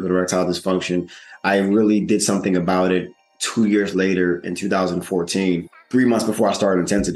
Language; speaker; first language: English; native; English